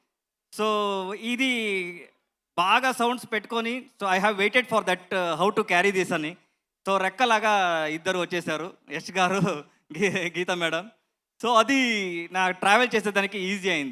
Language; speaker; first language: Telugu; non-native, local second language; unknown